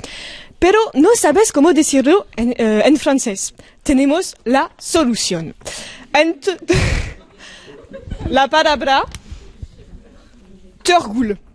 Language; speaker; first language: Spanish; non-native, learner; French